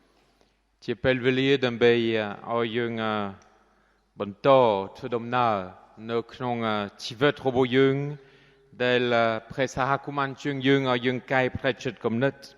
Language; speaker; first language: Khmer; non-native, fluent; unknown